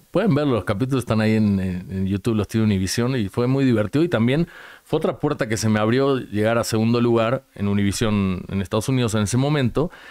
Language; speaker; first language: Spanish; native; Spanish